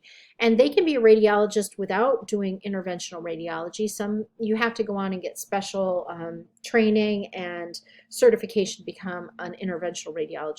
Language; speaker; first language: English; native; English